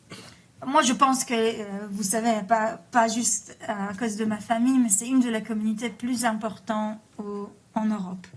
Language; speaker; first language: French; early bilingual, heritage; Hebrew